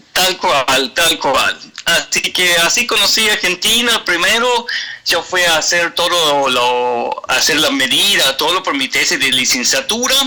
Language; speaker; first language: Spanish; non-native, fluent; Swedish